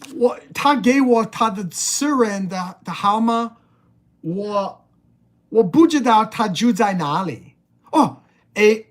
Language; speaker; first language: Chinese; non-native, learner; English